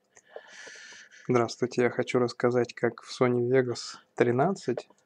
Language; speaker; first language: Russian; native; Russian